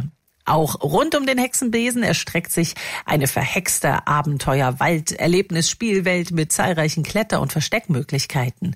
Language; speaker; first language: German; native; German